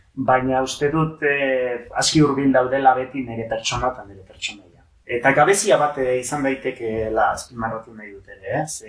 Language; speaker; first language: Basque; non-native, local second language; French